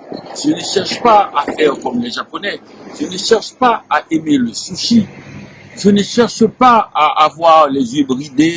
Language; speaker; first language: French; non-native, local second language; Haitian Creole